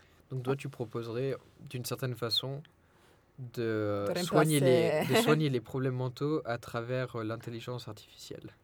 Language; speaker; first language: French; non-native, fluent; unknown